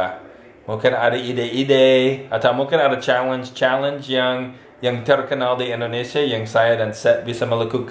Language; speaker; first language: Indonesian; non-native, fluent; English